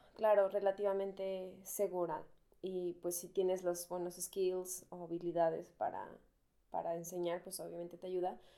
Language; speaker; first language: Spanish; native; Spanish